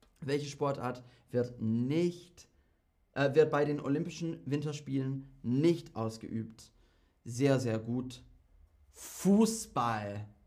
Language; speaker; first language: German; non-native, fluent; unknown